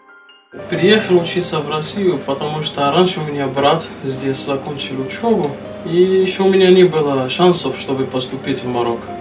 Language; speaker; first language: Russian; non-native, learner; Arabic